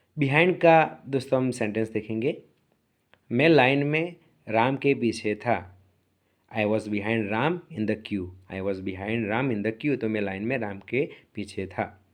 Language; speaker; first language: Hindi; native; Hindi